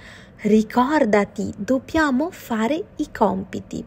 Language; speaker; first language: Italian; non-native, fluent; Bangla